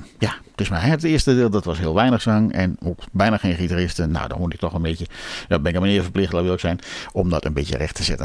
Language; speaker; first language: Dutch; native; Dutch